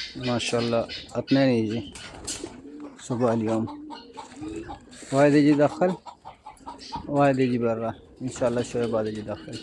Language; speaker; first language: Arabic; non-native, learner; Hindi